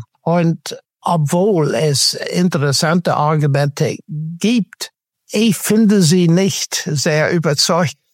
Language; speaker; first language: German; non-native, fluent; English